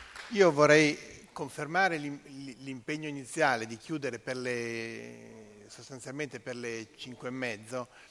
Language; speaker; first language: Italian; native; Italian